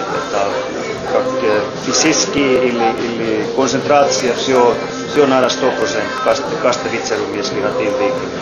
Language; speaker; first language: Russian; non-native, learner; Finnish